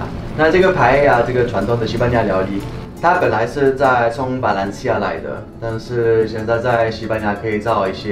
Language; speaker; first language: Chinese; non-native, fluent; French